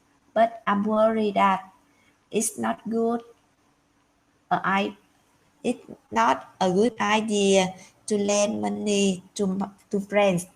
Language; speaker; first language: English; non-native, learner; Vietnamese